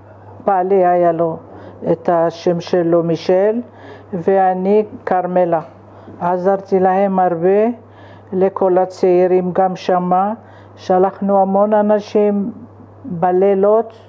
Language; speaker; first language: Hebrew; non-native, fluent; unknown